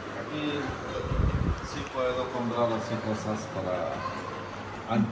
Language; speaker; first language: Spanish; non-native, learner; Malayalam